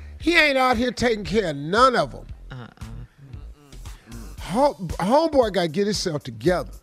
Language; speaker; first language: English; native; English